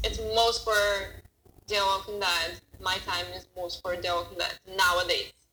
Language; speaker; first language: English; non-native, fluent; Portuguese